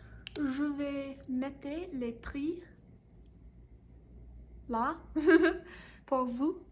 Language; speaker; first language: French; non-native, learner; English